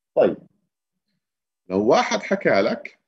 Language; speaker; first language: Arabic; native; Arabic